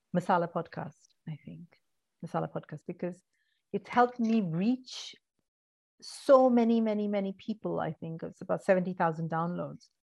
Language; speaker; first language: English; non-native, local second language; Malayalam